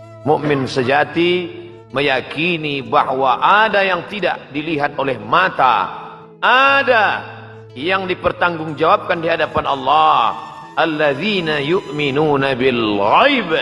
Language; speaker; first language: Malay; native; Malay